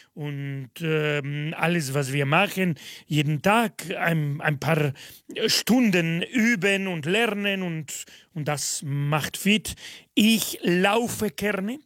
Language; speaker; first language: German; non-native, fluent; Spanish